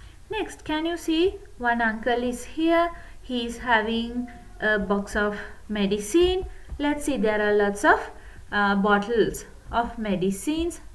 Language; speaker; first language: English; non-native, local second language; Sinhala